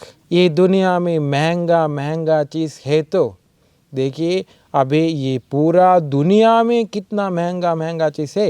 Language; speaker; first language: Hindi; non-native, fluent; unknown